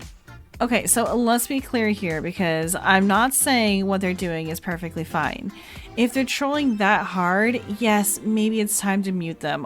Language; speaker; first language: English; native; English